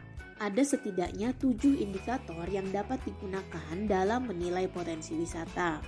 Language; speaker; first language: Indonesian; native; Indonesian